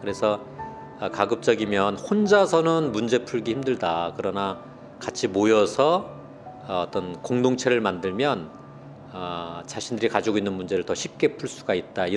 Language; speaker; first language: Korean; native; Korean